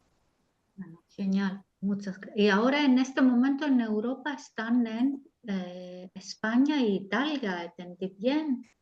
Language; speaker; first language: Spanish; non-native, fluent; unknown